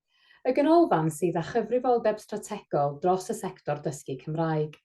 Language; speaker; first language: Welsh; native; Welsh